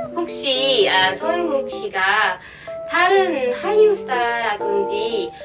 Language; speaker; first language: Korean; non-native, learner; Filipino